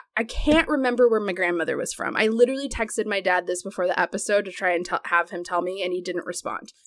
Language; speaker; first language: English; early bilingual, other home language; Spanish